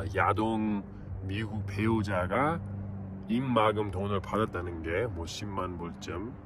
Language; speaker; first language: Korean; non-native, fluent; English